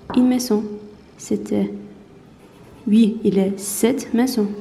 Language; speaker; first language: French; non-native, learner; Norwegian